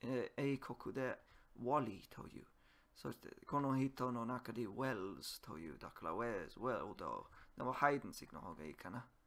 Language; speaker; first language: Japanese; non-native, learner; English